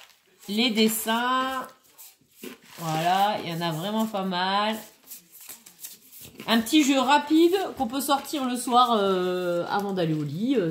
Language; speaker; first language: French; native; French